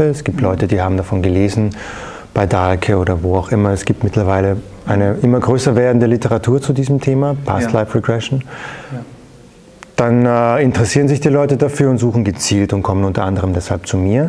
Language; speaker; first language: German; native; German